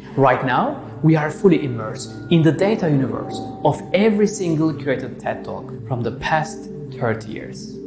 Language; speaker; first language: English; non-native, fluent; Turkish